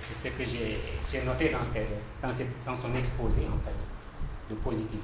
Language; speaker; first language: French; non-native, local second language; Wolof